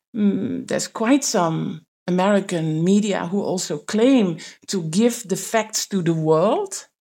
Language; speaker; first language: English; non-native, fluent; Dutch